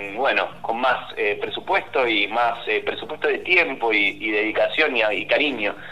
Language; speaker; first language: Spanish; native; Spanish